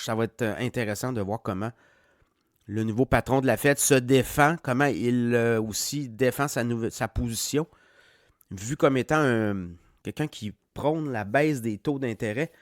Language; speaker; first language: French; native; French